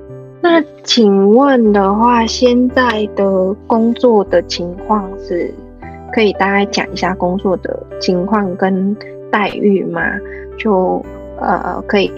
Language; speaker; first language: Chinese; non-native, fluent; Vietnamese